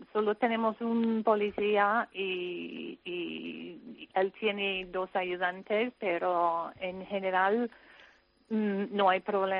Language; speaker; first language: Spanish; non-native, fluent; English